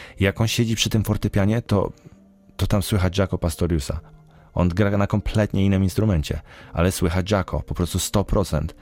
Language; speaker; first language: Polish; early bilingual, heritage; Polish